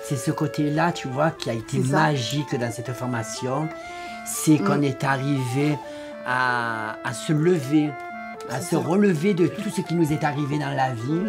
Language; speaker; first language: French; native; French